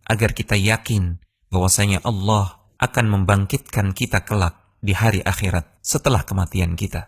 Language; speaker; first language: Indonesian; native; Indonesian